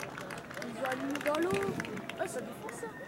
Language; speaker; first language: French; native; French